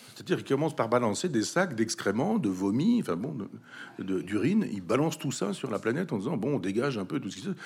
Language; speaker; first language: French; native; French